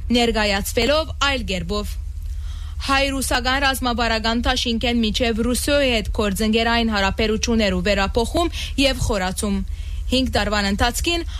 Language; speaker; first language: Armenian; early bilingual, heritage; Armenian